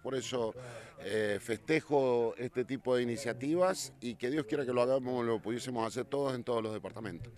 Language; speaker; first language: Spanish; native; Spanish